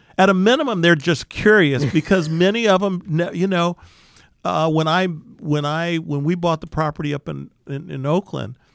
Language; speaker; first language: English; native; English